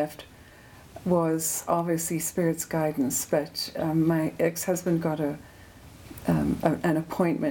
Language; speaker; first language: English; native; English